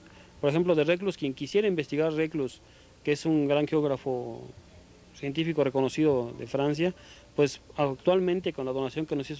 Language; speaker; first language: Spanish; native; Spanish